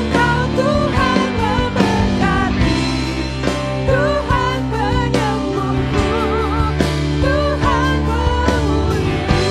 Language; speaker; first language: Indonesian; native; Indonesian